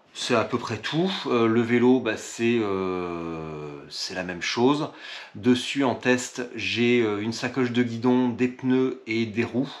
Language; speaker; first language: French; native; French